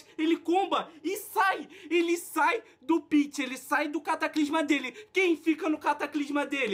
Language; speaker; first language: Portuguese; native; Portuguese